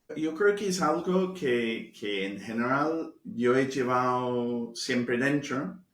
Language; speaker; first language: Spanish; non-native, fluent; English